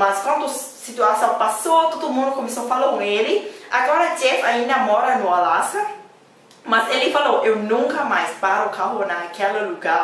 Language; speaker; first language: Portuguese; non-native, learner; Thai